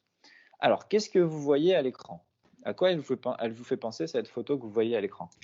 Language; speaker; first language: French; native; French